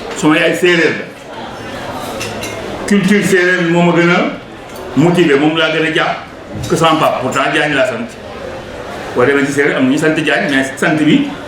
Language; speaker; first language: Wolof; non-native, local second language; Serer